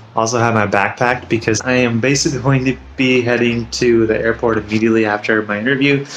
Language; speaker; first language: English; native; English